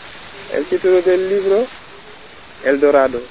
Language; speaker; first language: Spanish; non-native, learner; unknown